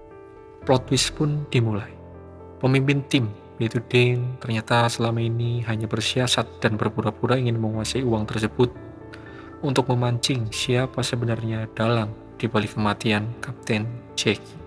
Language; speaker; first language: Indonesian; native; Indonesian